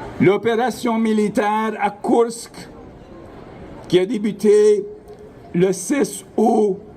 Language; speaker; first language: French; non-native, local second language; Ukrainian